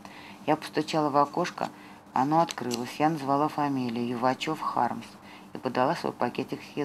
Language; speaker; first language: Russian; native; Russian